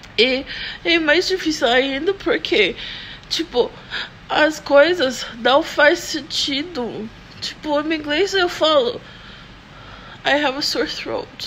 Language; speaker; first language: Portuguese; non-native, learner; English